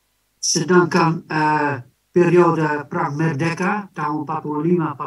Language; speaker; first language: Indonesian; non-native, fluent; Dutch